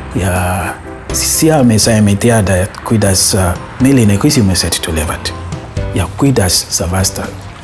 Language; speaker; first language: Estonian; non-native, learner; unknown